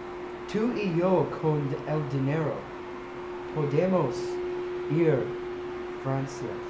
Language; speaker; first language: Spanish; non-native, learner; English